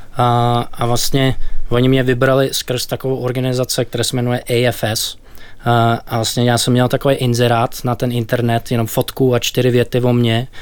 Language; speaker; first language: Czech; non-native, fluent; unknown